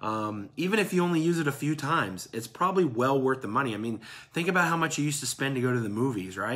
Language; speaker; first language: English; native; English